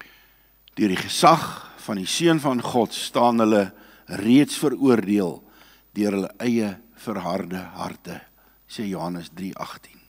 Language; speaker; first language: Afrikaans; native; Afrikaans